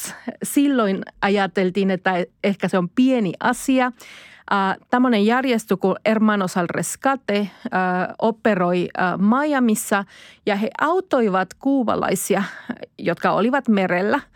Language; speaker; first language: Finnish; non-native, fluent; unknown